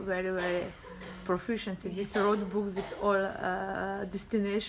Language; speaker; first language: English; non-native, learner; Slovenian